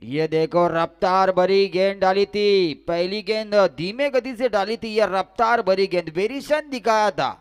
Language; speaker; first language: Hindi; non-native, local second language; Marathi